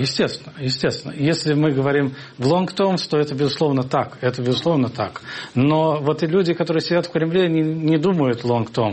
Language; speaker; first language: Russian; native; Russian